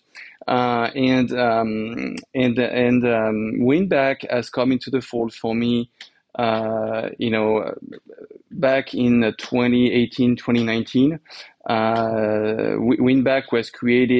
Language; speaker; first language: English; non-native, fluent; French